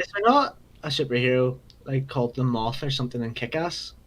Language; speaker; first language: English; native; English